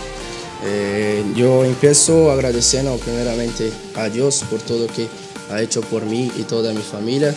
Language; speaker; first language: Spanish; non-native, learner; Portuguese